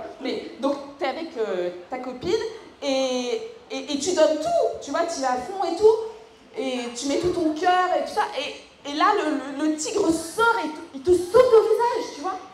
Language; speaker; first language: French; native; French